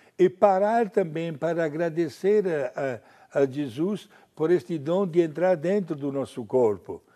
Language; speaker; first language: Portuguese; non-native, fluent; Italian